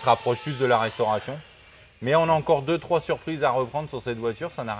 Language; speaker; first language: French; native; French